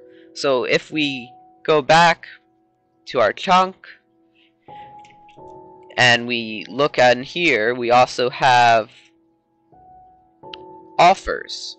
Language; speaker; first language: English; native; English